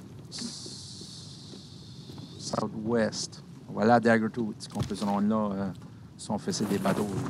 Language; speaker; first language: French; native; French